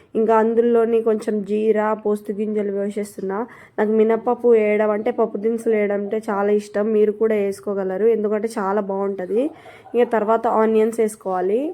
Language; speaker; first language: Telugu; non-native, local second language; Lambadi